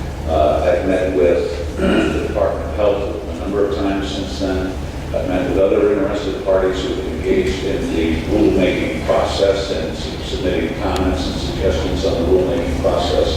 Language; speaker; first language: English; native; English